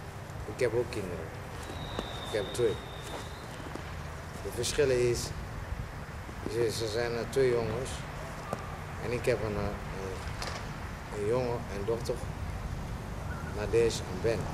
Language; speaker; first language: Dutch; non-native, learner; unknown